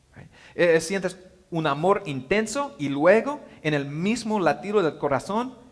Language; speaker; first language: Spanish; non-native, learner; English